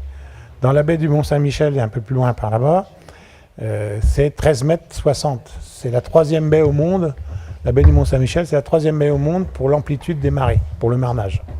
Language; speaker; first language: French; native; French